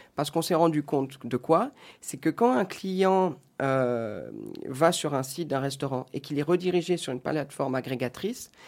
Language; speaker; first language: French; native; French